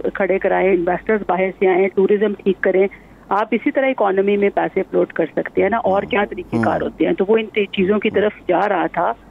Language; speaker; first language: Urdu; non-native, local second language; Punjabi